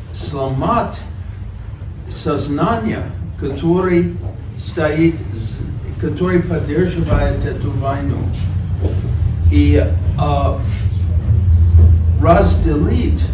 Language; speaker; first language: Russian; non-native, fluent; English